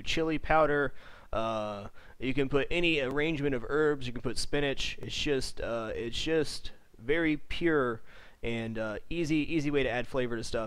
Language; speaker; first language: English; native; English